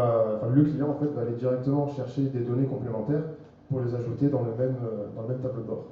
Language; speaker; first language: French; native; French